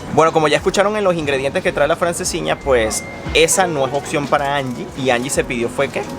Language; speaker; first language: Spanish; native; Spanish